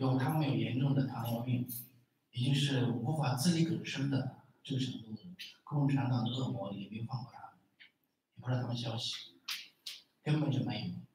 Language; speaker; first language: Chinese; non-native, local second language; Uyghur